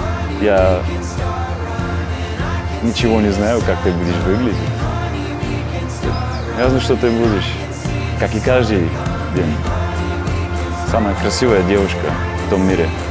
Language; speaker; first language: Russian; non-native, learner; Bulgarian